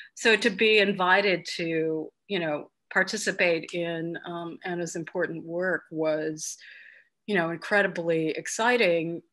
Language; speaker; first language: English; native; English